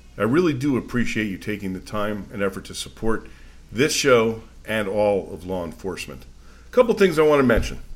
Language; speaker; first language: English; native; English